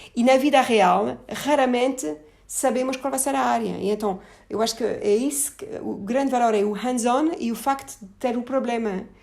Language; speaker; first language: Portuguese; non-native, fluent; French